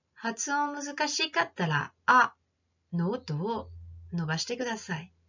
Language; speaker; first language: Japanese; non-native, fluent; French